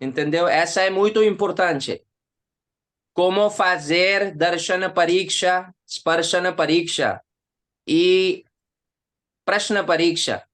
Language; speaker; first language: Portuguese; non-native, learner; Hindi